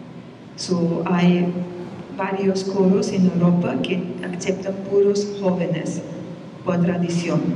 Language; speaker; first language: Spanish; non-native, fluent; German